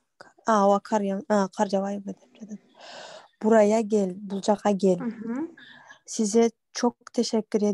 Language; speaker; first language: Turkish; non-native, learner; Kyrgyz